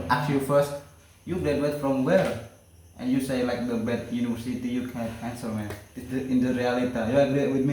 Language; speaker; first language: English; non-native, learner; Indonesian